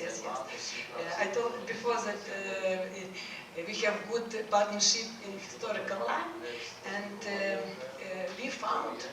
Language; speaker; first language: English; non-native, learner; Ukrainian